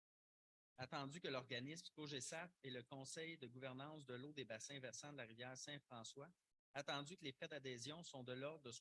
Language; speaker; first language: French; native; French